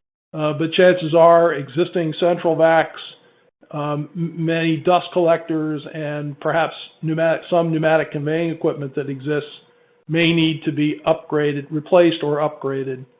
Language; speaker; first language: English; native; English